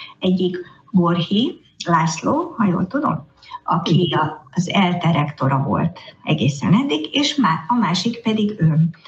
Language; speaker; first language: Hungarian; native; Hungarian